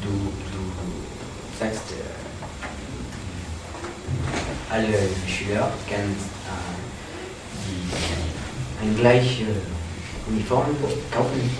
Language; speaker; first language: German; non-native, learner; French